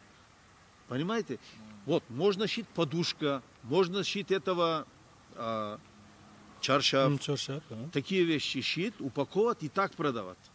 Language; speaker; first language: Russian; non-native, learner; Turkish